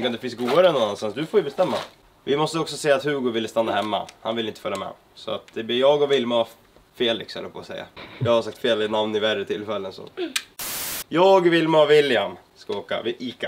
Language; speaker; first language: Swedish; native; Swedish